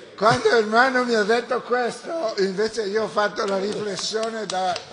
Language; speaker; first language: Italian; native; Italian